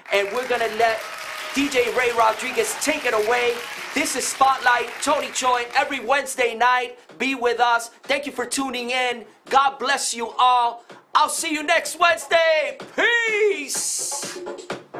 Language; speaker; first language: English; non-native, fluent; Spanish